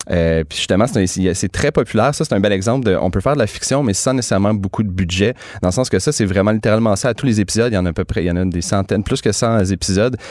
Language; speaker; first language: French; native; French